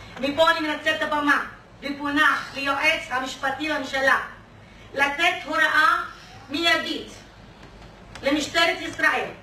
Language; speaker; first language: Hebrew; non-native, local second language; Arabic